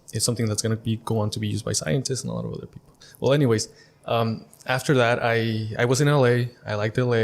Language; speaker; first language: English; early bilingual, other home language; Spanish